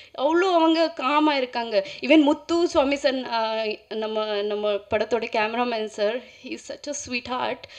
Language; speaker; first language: Tamil; non-native, learner; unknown